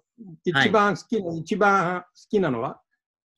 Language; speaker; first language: Japanese; non-native, fluent; Italian